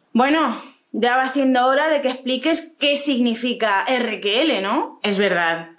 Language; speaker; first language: Spanish; native; Spanish